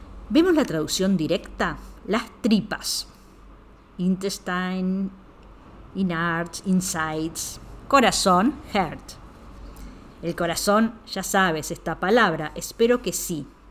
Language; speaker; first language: Spanish; native; Spanish